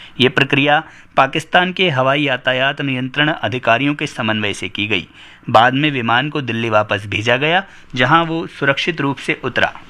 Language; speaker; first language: Hindi; native; Hindi